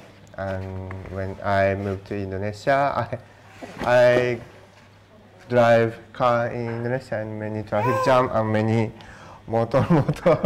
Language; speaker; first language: English; non-native, learner; Japanese